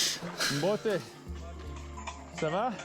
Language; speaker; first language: French; non-native, learner; English